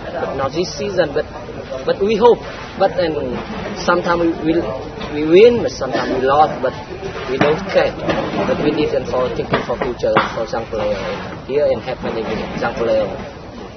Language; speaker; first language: English; non-native, learner; Vietnamese